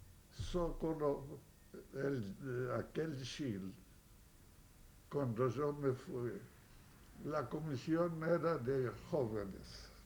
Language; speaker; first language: Spanish; non-native, fluent; Yiddish